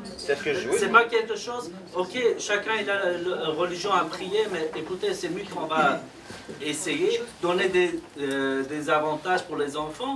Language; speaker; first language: French; non-native, fluent; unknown